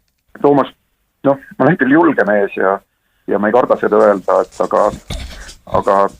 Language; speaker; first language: Estonian; native; Estonian